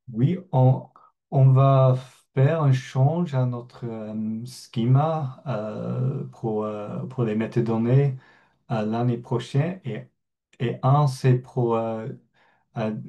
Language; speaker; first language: French; non-native, fluent; English